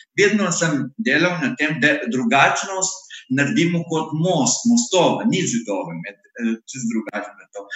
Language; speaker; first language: Slovenian; non-native, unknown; Arabic